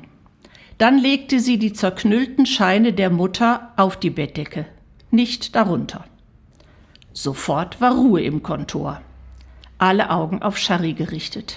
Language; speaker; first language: German; native; German